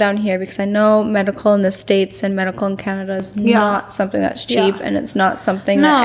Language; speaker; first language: English; native; English